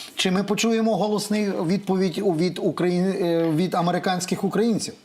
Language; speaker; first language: Ukrainian; native; Ukrainian